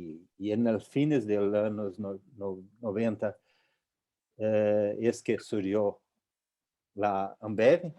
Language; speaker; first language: Spanish; non-native, local second language; Portuguese